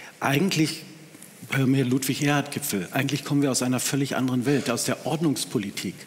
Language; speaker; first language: German; native; German